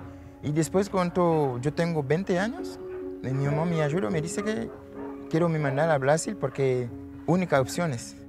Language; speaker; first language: Spanish; non-native, learner; Haitian Creole